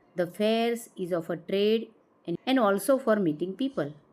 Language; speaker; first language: English; non-native, local second language; Gujarati